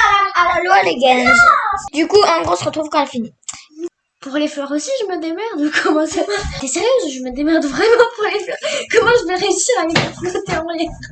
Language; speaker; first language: French; native; French